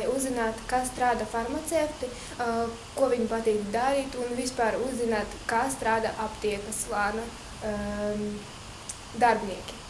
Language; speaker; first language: Latvian; non-native, local second language; Russian